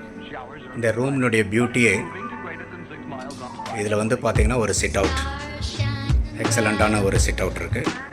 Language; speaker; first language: Tamil; native; Tamil